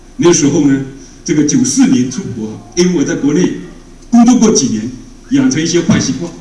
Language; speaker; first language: Chinese; native; Chinese